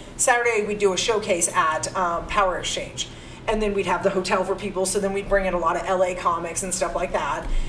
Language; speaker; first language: English; native; English